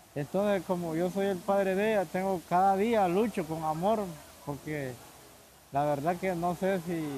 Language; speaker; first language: Spanish; native; Spanish